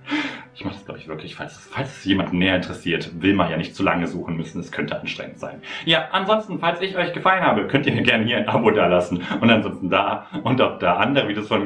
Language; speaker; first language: German; native; German